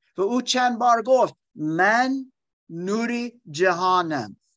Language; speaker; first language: Persian; non-native, learner; German